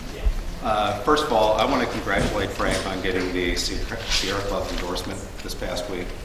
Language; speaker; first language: English; native; English